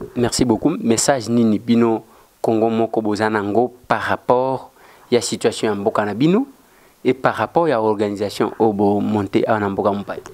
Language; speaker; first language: Lingala; native; Lingala